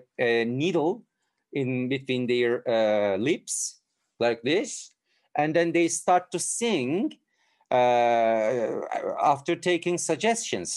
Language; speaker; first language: English; non-native, fluent; Turkish